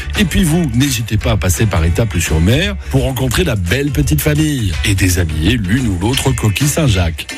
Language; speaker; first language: French; native; French